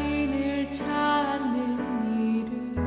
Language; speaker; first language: Korean; native; Korean